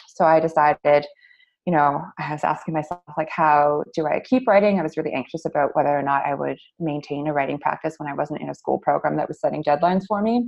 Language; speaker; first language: English; native; English